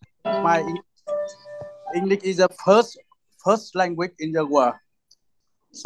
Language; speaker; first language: English; non-native, learner; Vietnamese